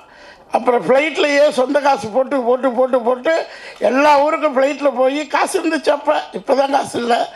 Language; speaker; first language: Tamil; native; Tamil